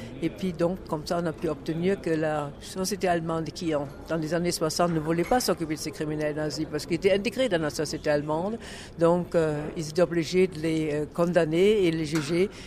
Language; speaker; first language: French; non-native, fluent; German